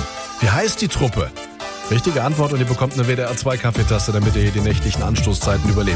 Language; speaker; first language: German; native; German